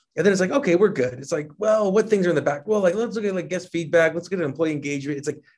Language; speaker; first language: English; native; English